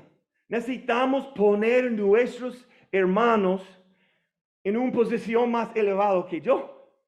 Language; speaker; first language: Spanish; non-native, fluent; English